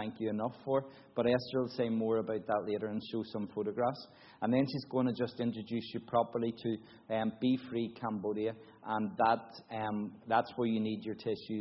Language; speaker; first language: English; native; English